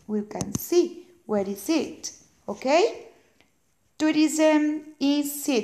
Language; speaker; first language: English; non-native, fluent; Spanish